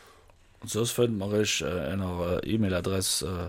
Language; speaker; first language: German; native; German